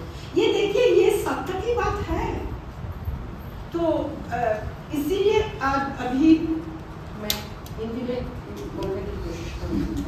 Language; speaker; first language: Hindi; non-native, fluent; Italian